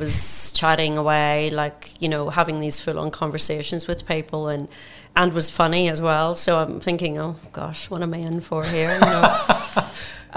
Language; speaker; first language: English; native; English